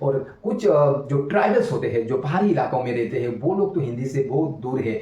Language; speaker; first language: Hindi; non-native, local second language; Bangla